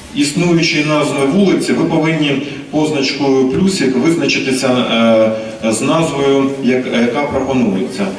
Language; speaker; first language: Ukrainian; non-native, local second language; Russian